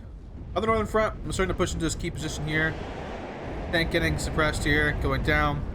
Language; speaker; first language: English; native; English